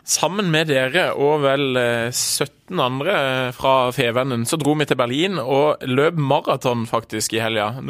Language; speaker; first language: Norwegian; native; Norwegian